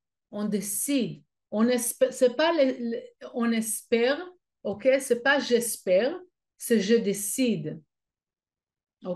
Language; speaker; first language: French; non-native, fluent; Hebrew